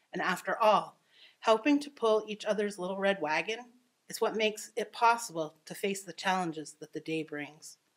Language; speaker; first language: English; native; English